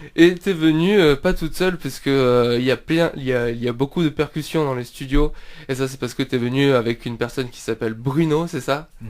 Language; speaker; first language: French; native; French